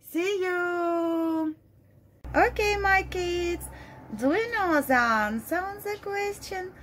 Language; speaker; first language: English; non-native, fluent; Russian